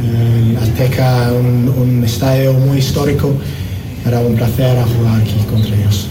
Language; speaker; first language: Spanish; non-native, learner; English